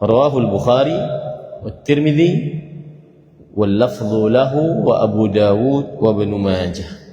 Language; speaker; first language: Arabic; non-native, fluent; Indonesian